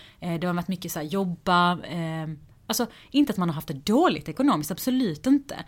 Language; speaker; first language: Swedish; early bilingual, other home language; Persian